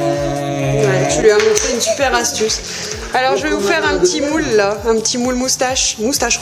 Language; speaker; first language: French; native; French